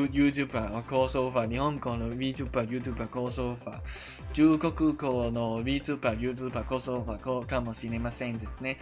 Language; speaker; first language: Japanese; non-native, learner; Cantonese